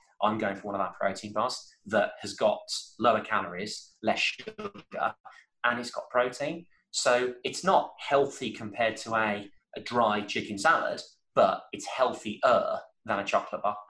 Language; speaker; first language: English; native; English